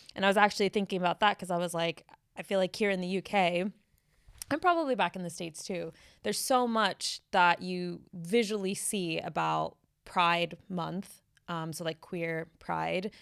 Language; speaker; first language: English; native; English